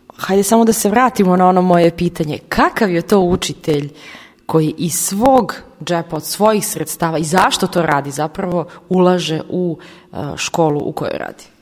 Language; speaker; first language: Serbian; native; Serbian